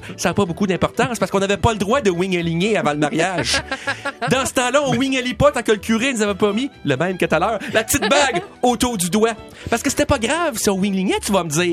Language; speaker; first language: French; native; French